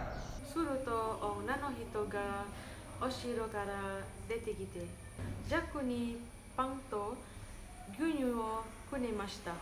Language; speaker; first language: Japanese; non-native, learner; Indonesian